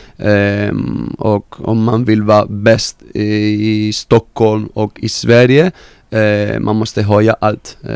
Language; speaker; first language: Swedish; non-native, fluent; Spanish